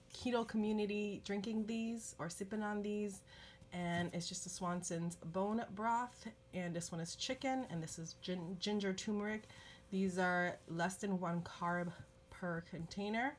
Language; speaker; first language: English; native; English